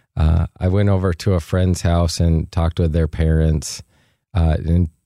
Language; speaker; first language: English; native; English